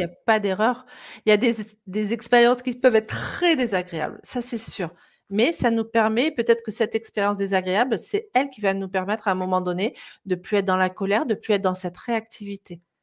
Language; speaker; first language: French; native; French